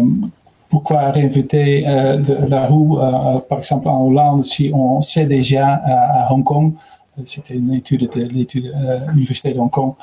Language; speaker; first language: French; non-native, learner; Dutch